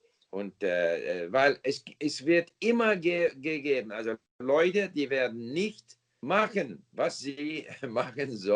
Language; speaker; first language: German; non-native, fluent; English